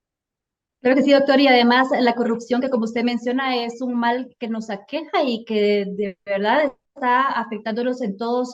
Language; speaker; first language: Spanish; native; Spanish